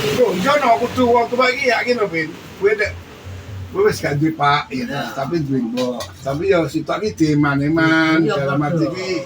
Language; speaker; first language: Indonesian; non-native, local second language; Javanese